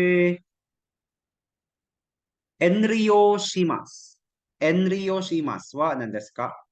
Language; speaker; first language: Japanese; non-native, fluent; Cebuano